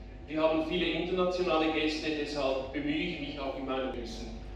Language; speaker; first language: German; native; German